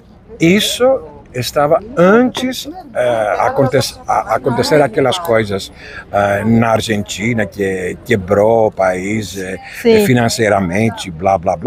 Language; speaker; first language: Portuguese; non-native, fluent; Greek